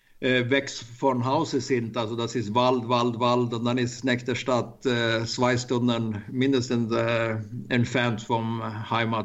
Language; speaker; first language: German; non-native, learner; Swedish